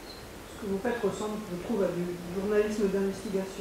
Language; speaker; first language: French; native; French